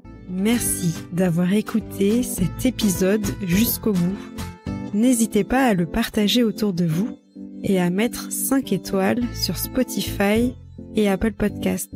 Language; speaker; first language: French; native; French